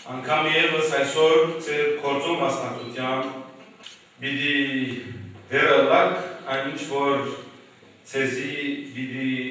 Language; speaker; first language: Armenian; early bilingual, heritage; Armenian